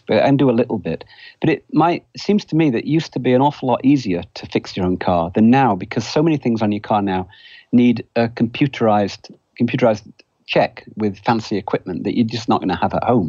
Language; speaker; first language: English; native; English